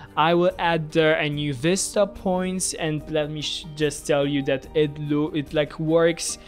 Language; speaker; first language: English; non-native, fluent; Polish